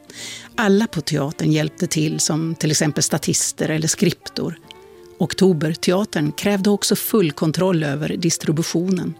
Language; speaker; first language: Swedish; native; Swedish